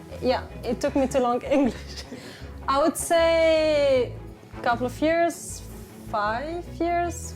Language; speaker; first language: English; non-native, fluent; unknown